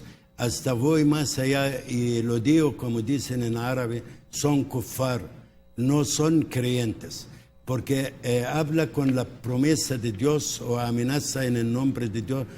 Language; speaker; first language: Spanish; non-native, local second language; Arabic